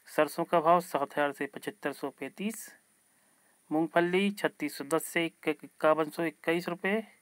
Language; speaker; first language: Hindi; native; Hindi